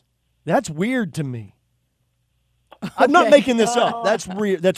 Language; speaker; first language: English; native; English